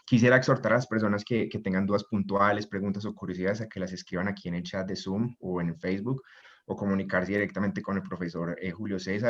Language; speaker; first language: Spanish; native; Spanish